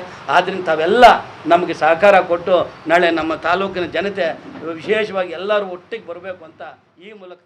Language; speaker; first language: Kannada; native; Kannada